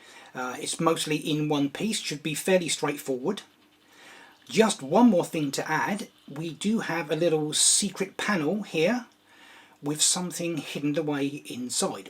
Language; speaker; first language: English; native; English